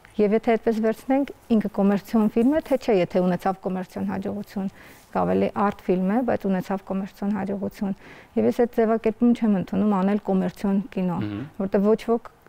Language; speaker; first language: Armenian; native; Armenian